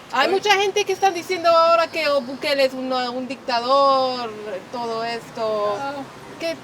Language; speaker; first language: Spanish; non-native, fluent; English